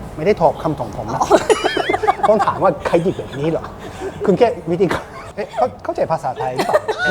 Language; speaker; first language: Thai; non-native, fluent; Japanese